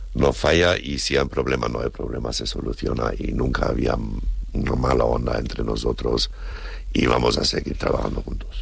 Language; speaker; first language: Spanish; non-native, fluent; German